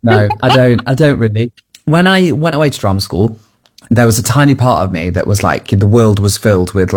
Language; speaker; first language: English; native; English